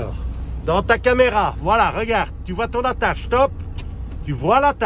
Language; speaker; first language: French; native; French